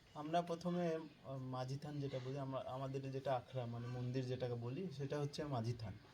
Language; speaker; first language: Bangla; non-native, local second language; Santali